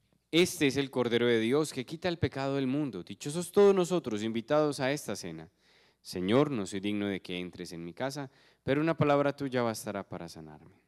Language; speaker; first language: Spanish; native; Spanish